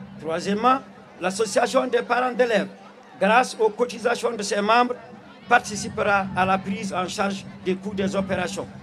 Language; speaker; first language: French; non-native, local second language; Arabic